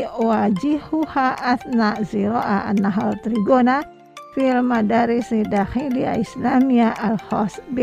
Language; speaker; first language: Arabic; non-native, learner; Indonesian